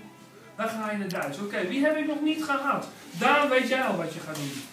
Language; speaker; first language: Dutch; native; Dutch